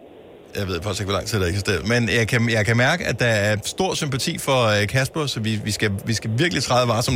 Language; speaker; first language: Danish; native; Danish